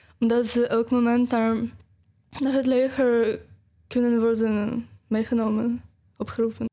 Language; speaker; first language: Dutch; non-native, fluent; Ukrainian